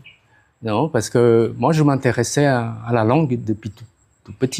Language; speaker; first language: French; non-native, fluent; Khmer